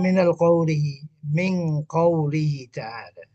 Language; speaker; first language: Arabic; non-native, fluent; Indonesian